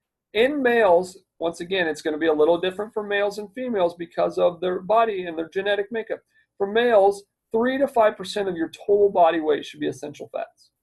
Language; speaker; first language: English; native; English